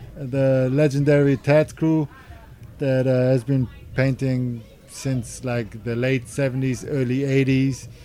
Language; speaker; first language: English; non-native, fluent; German